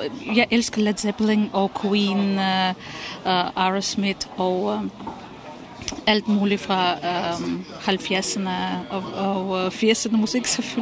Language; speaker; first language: Danish; non-native, fluent; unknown